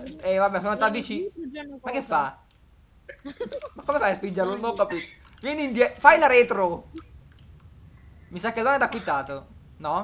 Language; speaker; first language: Italian; native; Italian